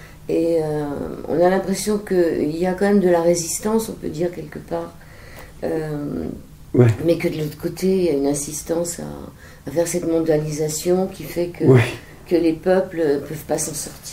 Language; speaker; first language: French; native; French